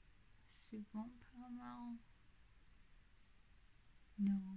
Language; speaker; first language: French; non-native, learner; English